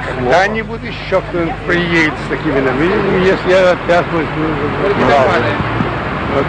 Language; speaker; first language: Russian; non-native, local second language; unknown